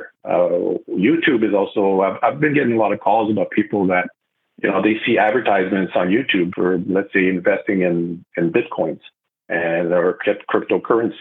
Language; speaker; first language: English; non-native, fluent; French